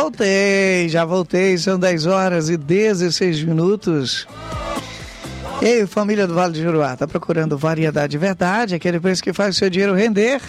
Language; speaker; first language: Portuguese; native; Portuguese